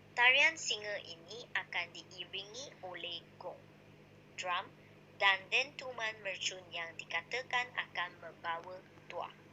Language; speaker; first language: Malay; non-native, local second language; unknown